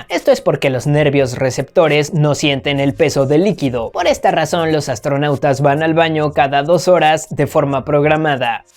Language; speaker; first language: Spanish; native; Spanish